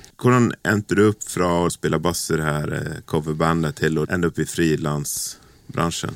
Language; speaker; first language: Norwegian; native; Norwegian